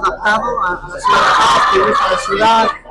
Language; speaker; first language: Portuguese; non-native, learner; Spanish